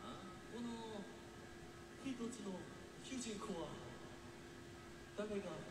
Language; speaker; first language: Japanese; non-native, learner; Korean